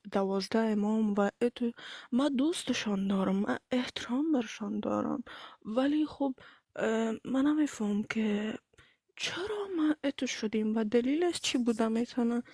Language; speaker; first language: Persian; early bilingual, heritage; Persian